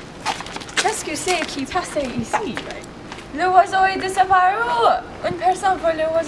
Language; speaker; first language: French; non-native, learner; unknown